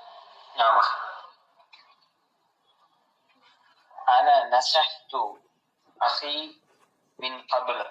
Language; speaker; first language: Arabic; non-native, learner; Tamil